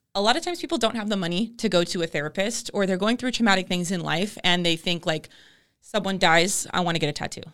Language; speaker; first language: English; native; English